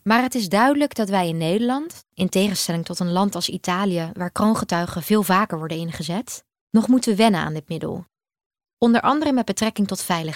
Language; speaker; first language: Dutch; native; Dutch